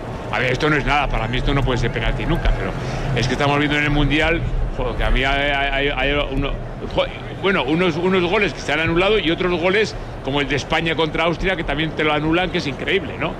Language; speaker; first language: Spanish; native; Spanish